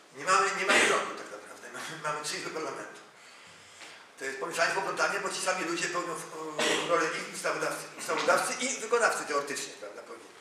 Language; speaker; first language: Polish; native; Polish